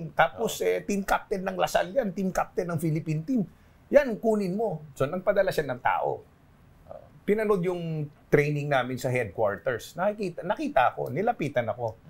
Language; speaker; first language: Filipino; non-native, local second language; Hiligaynon